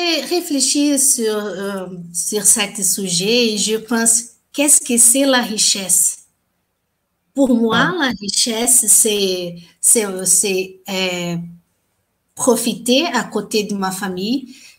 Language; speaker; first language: French; non-native, learner; Portuguese